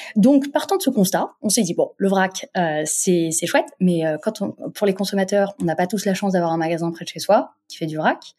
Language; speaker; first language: French; non-native, local second language; Arabic